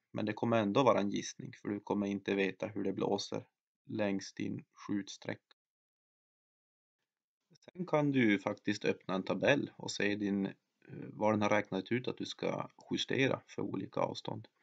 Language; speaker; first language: Swedish; native; Swedish